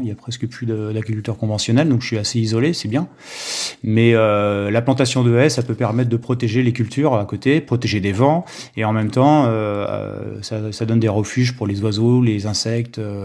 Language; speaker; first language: French; native; French